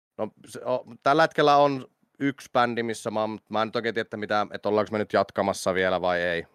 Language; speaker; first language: Finnish; native; Finnish